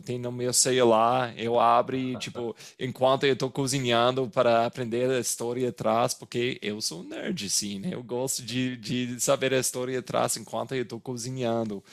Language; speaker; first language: Portuguese; non-native, fluent; English